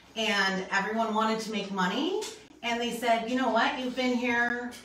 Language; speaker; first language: English; native; English